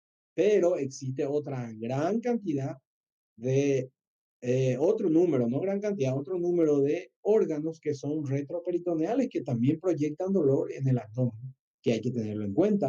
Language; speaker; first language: Spanish; native; Spanish